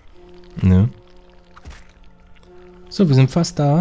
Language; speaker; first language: German; native; German